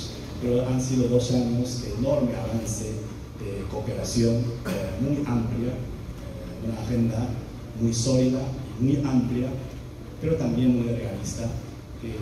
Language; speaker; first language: Spanish; non-native, fluent; Chinese